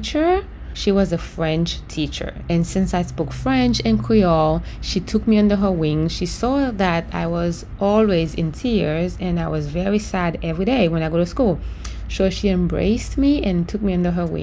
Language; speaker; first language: English; non-native, fluent; Haitian Creole